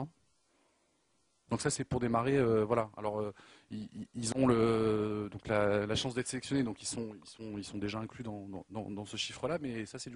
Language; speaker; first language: French; native; French